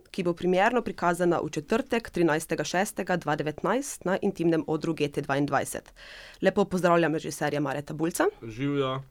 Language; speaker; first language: Slovenian; native; Slovenian